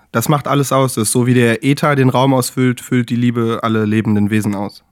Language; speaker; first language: German; native; German